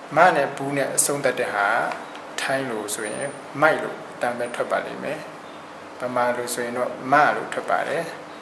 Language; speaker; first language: Burmese; native; Burmese